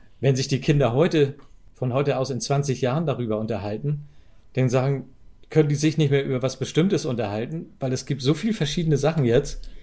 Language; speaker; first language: German; native; German